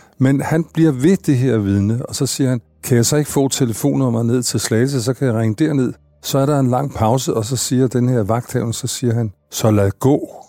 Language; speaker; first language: Danish; native; Danish